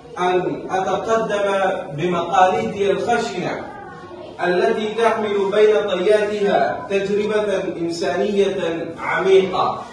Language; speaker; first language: Arabic; non-native, learner; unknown